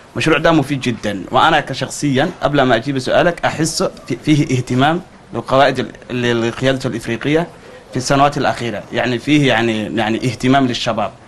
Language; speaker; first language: Arabic; non-native, fluent; Somali